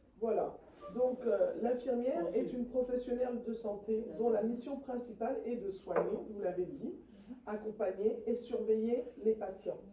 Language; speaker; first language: French; native; French